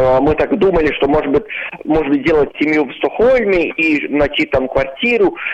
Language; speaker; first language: Russian; non-native, local second language; Latvian